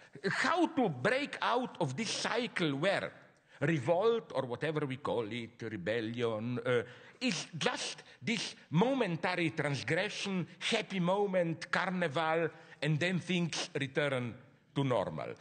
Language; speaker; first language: English; non-native, fluent; Slovenian